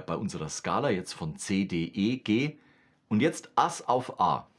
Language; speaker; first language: German; native; German